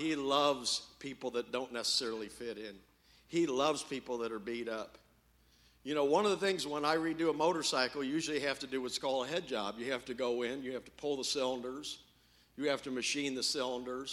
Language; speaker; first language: English; native; English